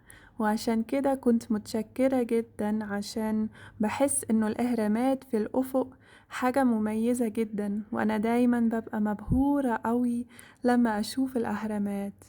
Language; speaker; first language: Arabic; non-native, fluent; German